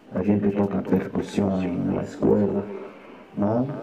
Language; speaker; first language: Spanish; non-native, learner; Portuguese